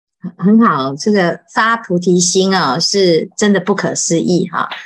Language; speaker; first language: Chinese; native; Chinese